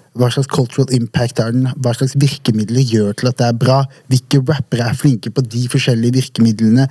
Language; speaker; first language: Norwegian; early bilingual, other home language; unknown